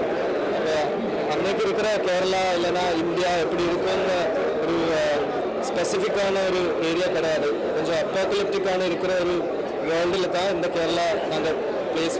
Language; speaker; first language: Tamil; non-native, learner; Malayalam